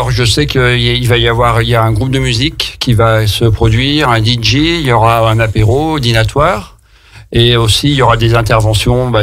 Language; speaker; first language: French; native; French